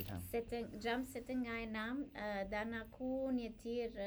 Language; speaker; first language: Indonesian; non-native, learner; English